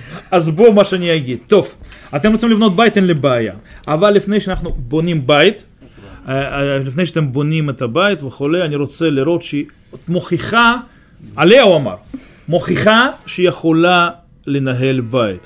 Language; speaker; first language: Hebrew; non-native, fluent; Russian